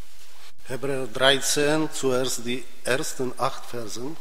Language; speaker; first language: German; non-native, fluent; Polish